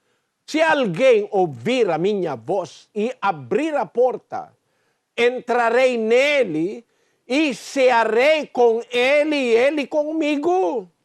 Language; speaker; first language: Portuguese; non-native, learner; Filipino